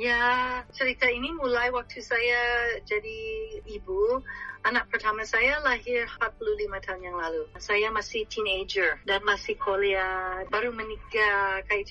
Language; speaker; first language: Indonesian; non-native, fluent; English